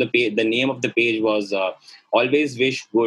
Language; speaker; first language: English; non-native, local second language; Gujarati